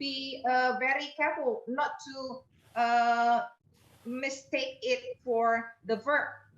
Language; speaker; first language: English; non-native, fluent; Indonesian